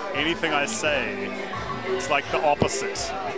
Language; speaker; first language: English; native; English